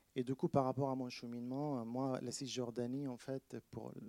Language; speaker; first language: French; non-native, fluent; Arabic